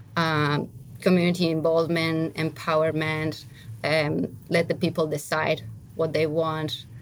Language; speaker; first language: English; non-native, fluent; Spanish